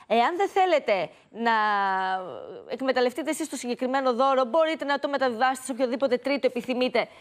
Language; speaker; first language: Greek; native; Greek